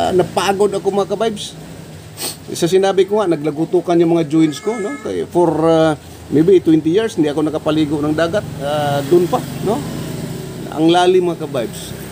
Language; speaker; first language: Filipino; non-native, local second language; Cebuano